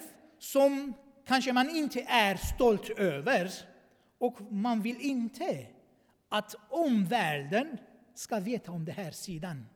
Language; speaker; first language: Swedish; non-native, fluent; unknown